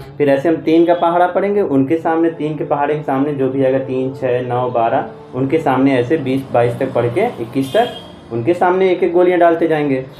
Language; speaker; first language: Hindi; native; Hindi